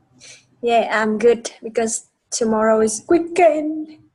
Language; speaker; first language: English; non-native, fluent; Vietnamese